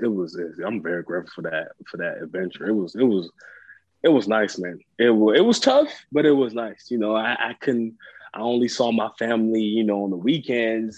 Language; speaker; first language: English; early bilingual, other home language; French